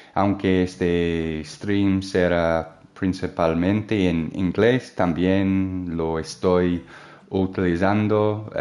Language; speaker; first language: Spanish; non-native, learner; English